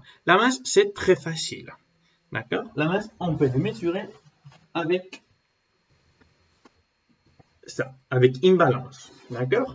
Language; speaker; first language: French; non-native, learner; Spanish